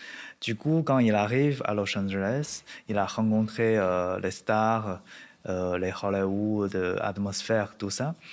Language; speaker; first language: French; non-native, learner; Chinese